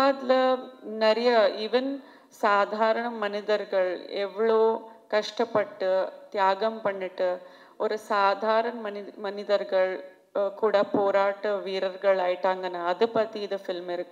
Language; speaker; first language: Tamil; non-native, fluent; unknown